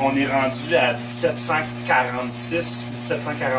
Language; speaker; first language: French; native; French